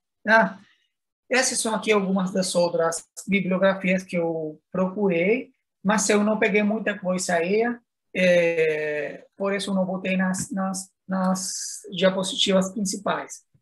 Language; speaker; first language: Portuguese; non-native, fluent; Spanish